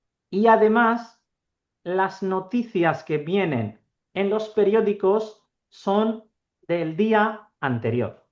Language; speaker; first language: Spanish; non-native, fluent; Urdu